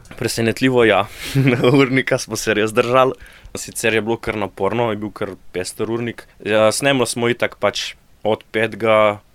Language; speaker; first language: Slovenian; native; Slovenian